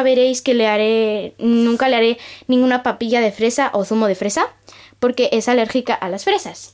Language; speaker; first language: Spanish; native; Spanish